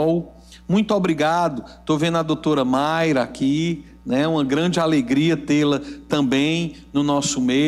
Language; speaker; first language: Portuguese; native; Portuguese